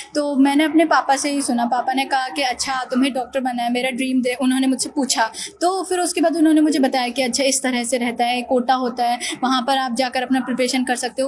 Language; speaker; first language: Hindi; native; Hindi